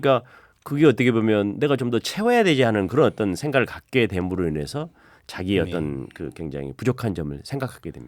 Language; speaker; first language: Korean; native; Korean